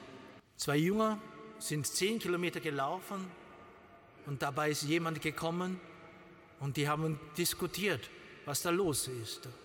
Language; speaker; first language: German; non-native, learner; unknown